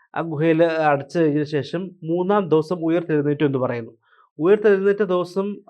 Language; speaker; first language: Malayalam; native; Malayalam